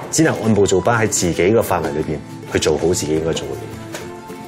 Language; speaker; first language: Cantonese; early bilingual, other home language; Chinese